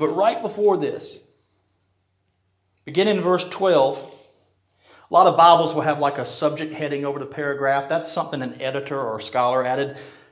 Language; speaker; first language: English; native; English